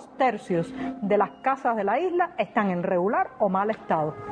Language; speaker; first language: Spanish; native; Spanish